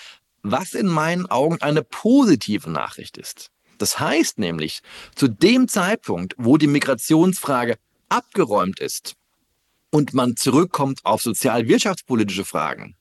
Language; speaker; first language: German; native; German